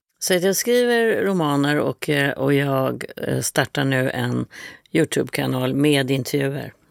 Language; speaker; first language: Swedish; native; Swedish